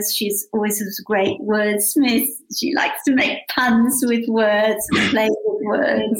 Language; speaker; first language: English; native; English